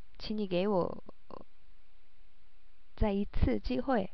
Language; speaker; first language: Chinese; non-native, learner; Japanese